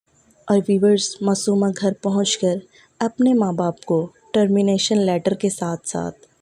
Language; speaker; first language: Urdu; native; Urdu